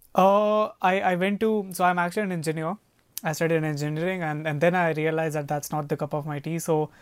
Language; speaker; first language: English; non-native, local second language; Hindi